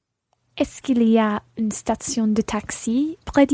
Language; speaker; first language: French; non-native, learner; English